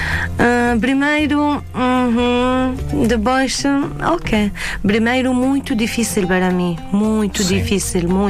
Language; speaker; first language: Portuguese; non-native, learner; Arabic